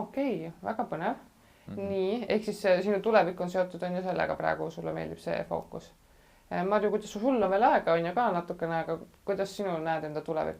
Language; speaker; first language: Estonian; native; Estonian